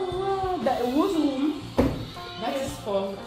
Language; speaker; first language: English; non-native, learner; French